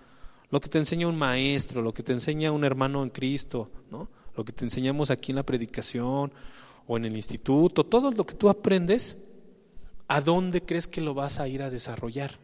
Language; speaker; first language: Spanish; native; Spanish